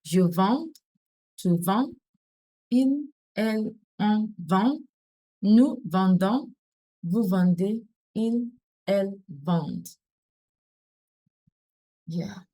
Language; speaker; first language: French; non-native, fluent; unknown